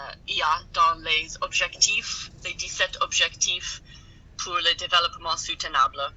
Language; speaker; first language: French; non-native, learner; English